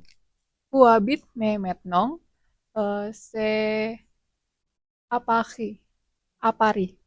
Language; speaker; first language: French; non-native, learner; Indonesian